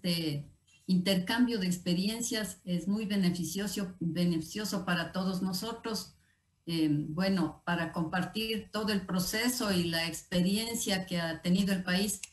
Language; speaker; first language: Spanish; native; Spanish